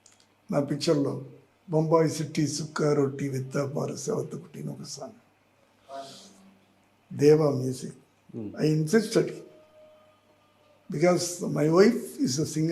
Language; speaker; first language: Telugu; non-native, learner; Tamil